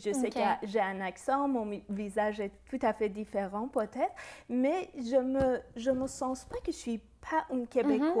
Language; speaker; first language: French; non-native, fluent; Persian